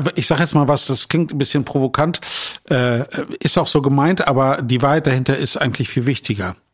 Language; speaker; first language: German; native; German